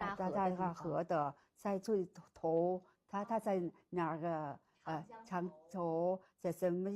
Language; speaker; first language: Chinese; non-native, learner; Thai